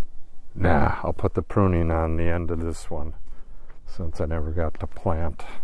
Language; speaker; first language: English; native; English